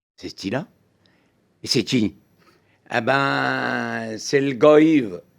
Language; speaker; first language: French; native; French